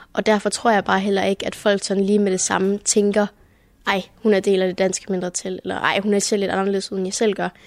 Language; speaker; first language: Danish; early bilingual, heritage; Danish